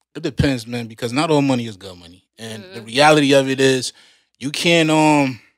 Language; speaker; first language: English; native; English